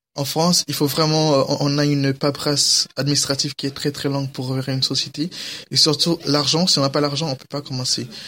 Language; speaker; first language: French; native; French